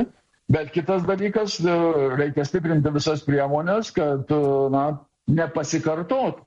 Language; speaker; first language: Lithuanian; native; Lithuanian